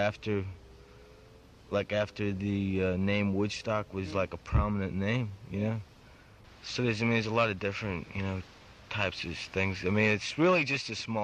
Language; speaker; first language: English; native; English